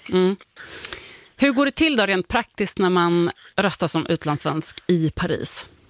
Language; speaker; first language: Swedish; native; Swedish